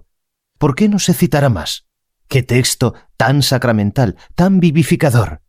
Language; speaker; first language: Spanish; native; Spanish